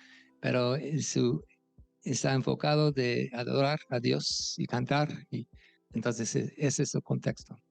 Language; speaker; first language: Spanish; non-native, fluent; English